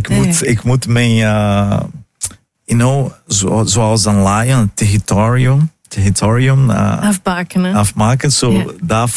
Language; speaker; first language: Dutch; non-native, fluent; Portuguese